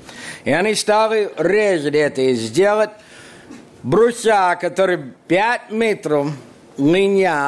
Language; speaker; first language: Russian; non-native, fluent; English